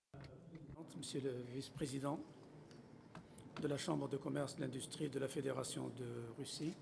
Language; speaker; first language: French; non-native, local second language; Arabic